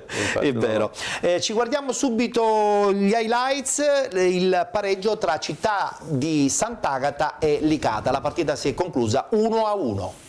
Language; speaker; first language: Italian; native; Italian